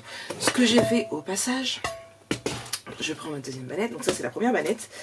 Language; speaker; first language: French; native; French